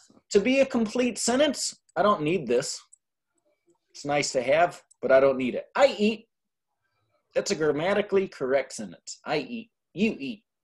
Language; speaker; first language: English; native; English